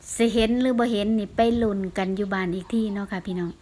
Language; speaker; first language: Thai; native; Thai